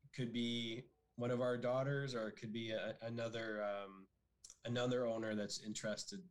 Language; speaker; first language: English; native; English